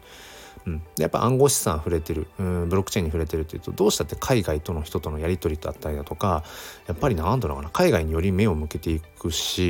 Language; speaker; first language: Japanese; native; Japanese